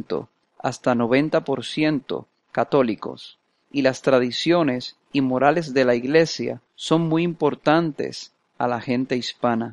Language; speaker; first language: Spanish; non-native, fluent; English